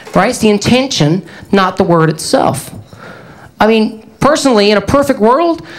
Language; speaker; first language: English; native; English